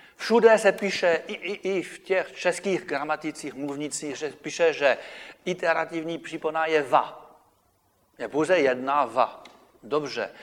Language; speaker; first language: Czech; non-native, fluent; French